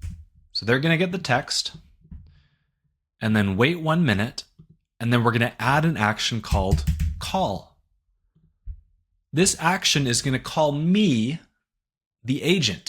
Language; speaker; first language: English; native; English